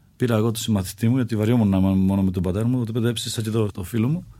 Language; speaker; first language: Greek; early bilingual, other home language; Czech